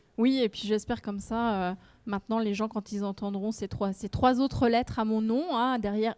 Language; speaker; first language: French; native; French